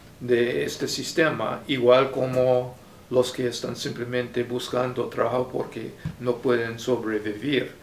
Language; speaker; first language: Spanish; non-native, fluent; English